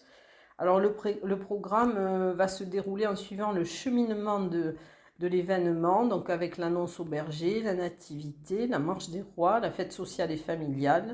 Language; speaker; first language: French; native; French